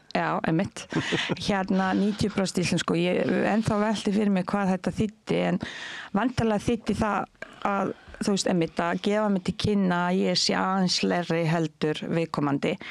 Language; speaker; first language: Icelandic; non-native, fluent; Bosnian